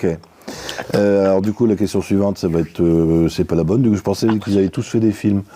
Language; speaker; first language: French; native; French